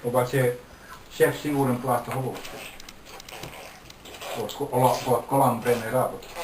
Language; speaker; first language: Bulgarian; non-native, learner; Finnish